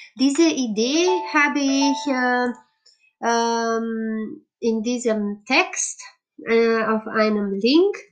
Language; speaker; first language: German; non-native, learner; Romanian